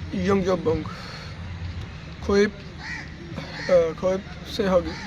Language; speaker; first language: Korean; non-native, learner; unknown